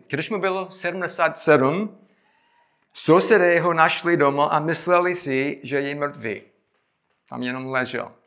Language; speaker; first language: Czech; non-native, fluent; English